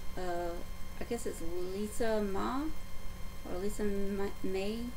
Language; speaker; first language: English; native; English